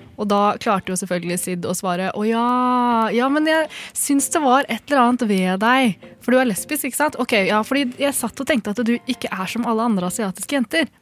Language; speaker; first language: Norwegian; early bilingual, other home language; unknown